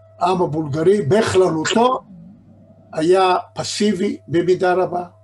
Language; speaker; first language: Hebrew; native; Hebrew